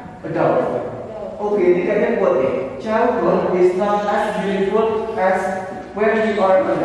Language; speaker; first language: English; non-native, fluent; Indonesian